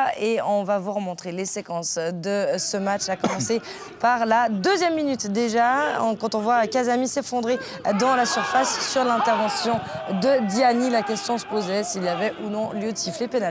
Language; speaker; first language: French; native; French